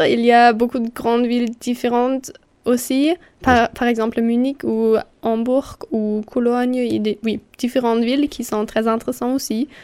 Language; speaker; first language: French; non-native, fluent; German